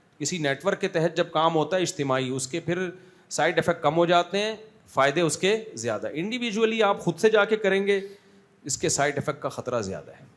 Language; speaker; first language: Urdu; native; Urdu